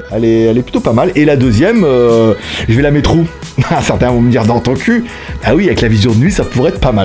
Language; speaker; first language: French; native; French